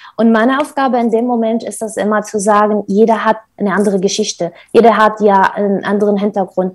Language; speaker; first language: German; non-native, fluent; Kurdish